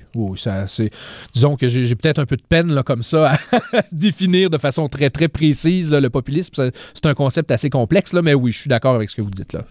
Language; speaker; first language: French; native; French